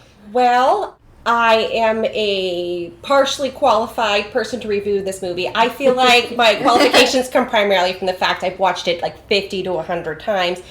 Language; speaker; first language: English; native; English